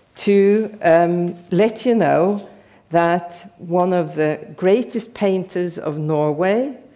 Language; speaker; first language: English; non-native, fluent; Norwegian